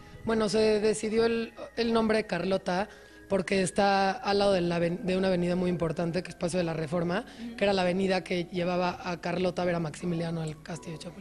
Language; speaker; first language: Spanish; native; Spanish